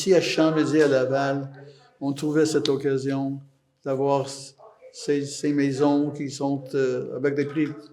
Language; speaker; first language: French; non-native, fluent; English